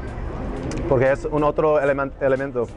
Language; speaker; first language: Spanish; non-native, learner; English